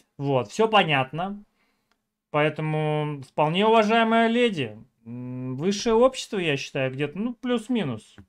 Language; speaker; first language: Russian; native; Russian